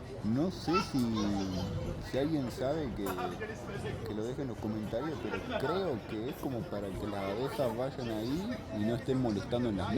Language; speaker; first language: Spanish; native; Spanish